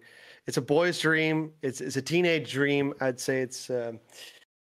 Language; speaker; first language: English; non-native, fluent; Dutch